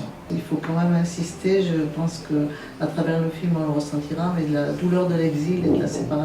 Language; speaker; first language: French; native; French